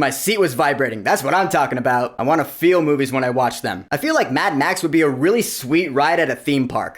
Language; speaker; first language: English; native; English